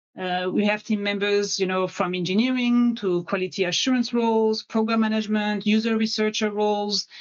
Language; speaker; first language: English; non-native, fluent; French